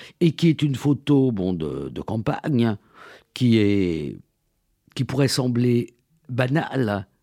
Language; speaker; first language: French; native; French